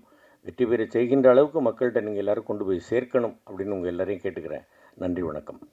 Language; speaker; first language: Tamil; native; Tamil